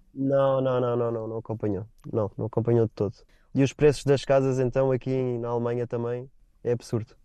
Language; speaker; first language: Portuguese; native; Portuguese